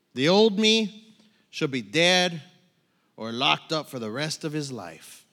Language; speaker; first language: English; native; English